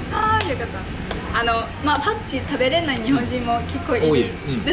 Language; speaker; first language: Japanese; non-native, fluent; Vietnamese